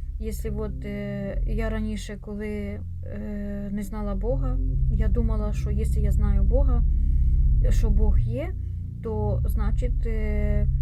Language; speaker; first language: Ukrainian; non-native, local second language; Russian